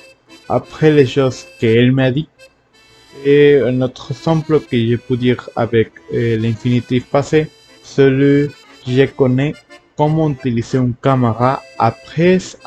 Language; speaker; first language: French; non-native, learner; Spanish